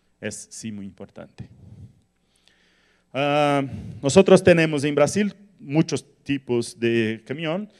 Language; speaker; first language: Spanish; non-native, learner; Portuguese